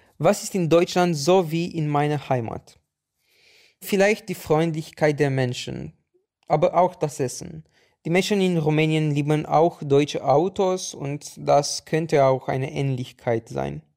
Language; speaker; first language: German; non-native, fluent; Romanian